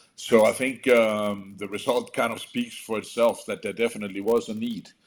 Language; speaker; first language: English; non-native, fluent; Danish